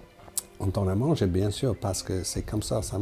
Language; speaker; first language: French; non-native, fluent; English